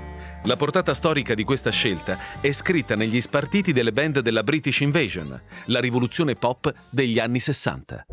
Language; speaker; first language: Italian; native; Italian